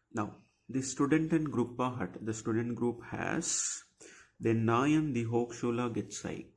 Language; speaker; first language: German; non-native, fluent; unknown